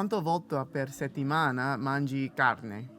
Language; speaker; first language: Italian; non-native, learner; English